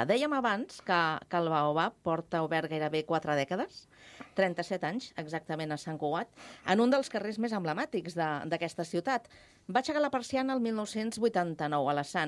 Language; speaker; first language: Catalan; native; Catalan